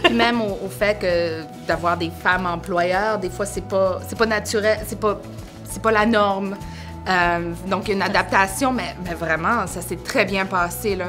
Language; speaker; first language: French; native; French